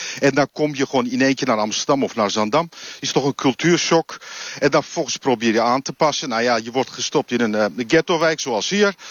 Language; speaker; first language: Dutch; non-native, fluent; Turkish